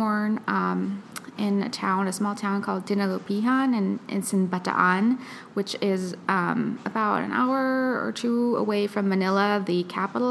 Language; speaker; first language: English; early bilingual, other home language; Filipino